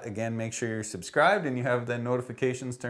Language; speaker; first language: English; native; English